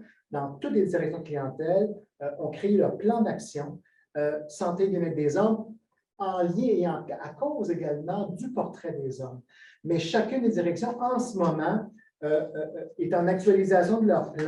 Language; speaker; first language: French; native; French